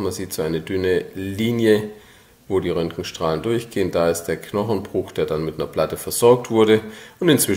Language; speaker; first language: German; native; German